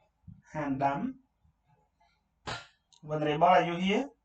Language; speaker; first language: English; non-native, learner; Khmer